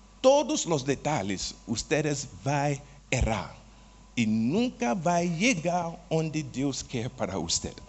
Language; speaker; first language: Spanish; non-native, learner; Portuguese